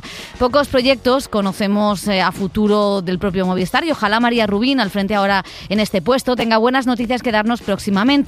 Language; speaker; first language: Spanish; native; Spanish